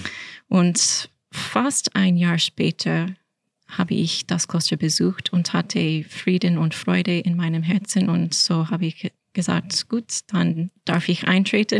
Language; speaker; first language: German; non-native, fluent; English